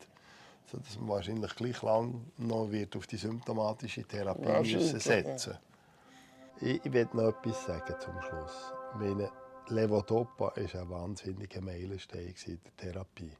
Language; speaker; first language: German; native; German